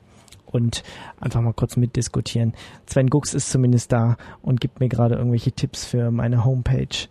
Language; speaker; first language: German; native; German